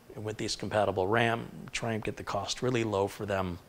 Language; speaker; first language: English; native; English